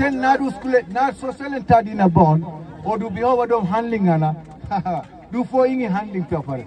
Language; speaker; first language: Swedish; non-native, fluent; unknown